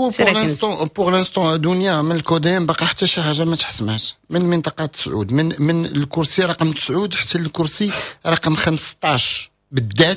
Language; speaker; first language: Arabic; native; Arabic